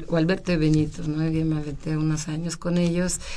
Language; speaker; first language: Spanish; non-native, fluent; Russian